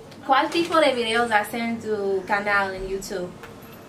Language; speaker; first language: Spanish; non-native, fluent; English